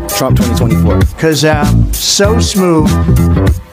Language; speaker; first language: English; native; English